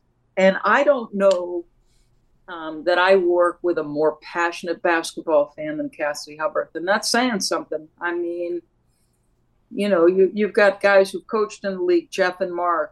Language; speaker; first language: English; native; English